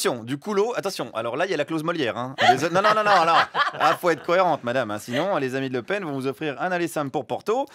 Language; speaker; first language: French; native; French